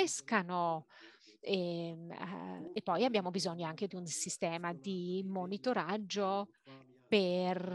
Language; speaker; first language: Italian; native; Italian